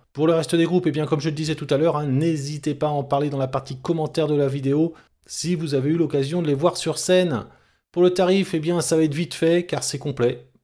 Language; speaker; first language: French; native; French